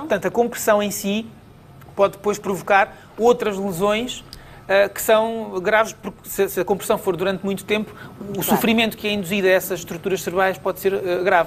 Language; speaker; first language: Portuguese; native; Portuguese